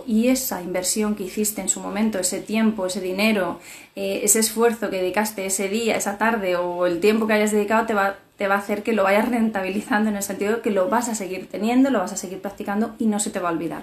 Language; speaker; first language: Spanish; native; Spanish